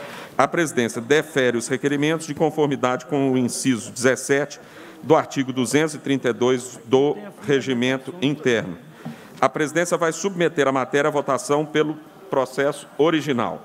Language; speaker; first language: Portuguese; native; Portuguese